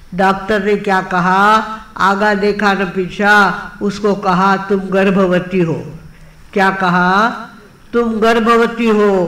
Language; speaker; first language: Hindi; non-native, local second language; Marathi